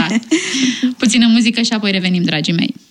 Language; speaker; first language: Romanian; native; Romanian